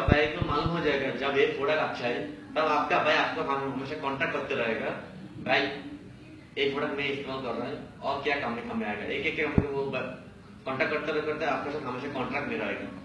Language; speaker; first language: Hindi; non-native, learner; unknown